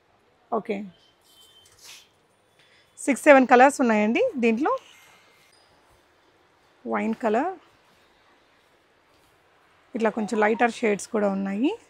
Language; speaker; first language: Telugu; native; Telugu